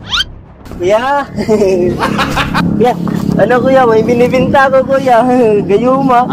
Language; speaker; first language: Filipino; non-native, local second language; Cebuano